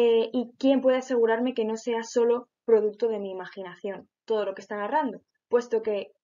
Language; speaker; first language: Spanish; native; Spanish